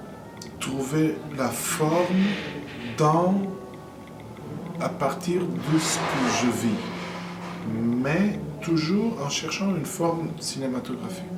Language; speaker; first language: French; non-native, fluent; Portuguese